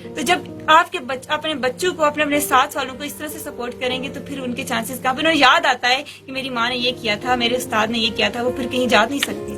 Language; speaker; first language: Urdu; non-native, local second language; Punjabi